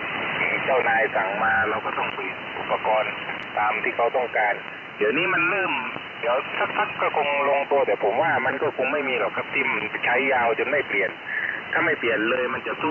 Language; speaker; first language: Thai; native; Thai